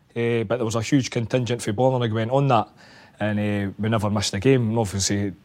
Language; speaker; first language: English; native; English